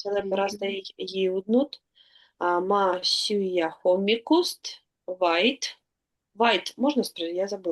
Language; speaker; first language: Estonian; non-native, learner; Russian